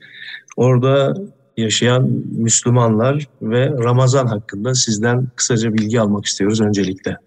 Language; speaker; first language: Turkish; native; Turkish